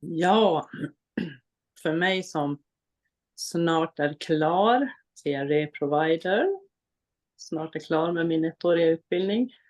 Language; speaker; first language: Swedish; native; Swedish